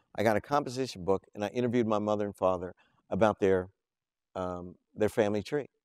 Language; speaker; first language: English; native; English